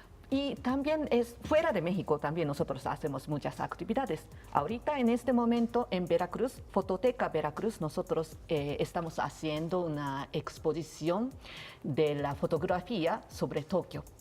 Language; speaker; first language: Spanish; non-native, learner; Japanese